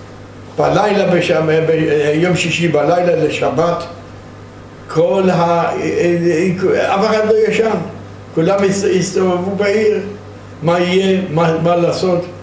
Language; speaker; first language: Hebrew; non-native, fluent; Yiddish